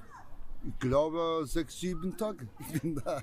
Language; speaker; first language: German; non-native, learner; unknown